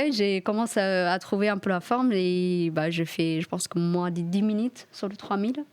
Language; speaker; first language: French; non-native, fluent; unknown